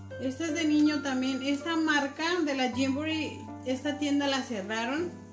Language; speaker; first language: Spanish; native; Spanish